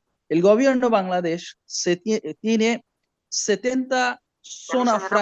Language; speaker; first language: Spanish; non-native, learner; Bangla